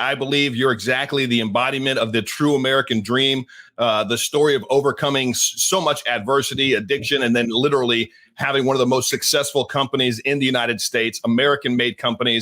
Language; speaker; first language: English; native; English